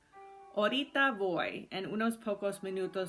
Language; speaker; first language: Spanish; non-native, fluent; English